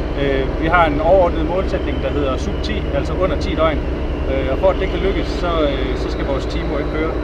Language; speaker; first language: Danish; native; Danish